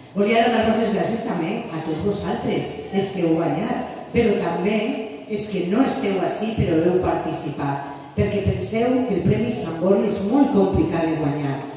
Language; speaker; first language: Catalan; non-native, local second language; Spanish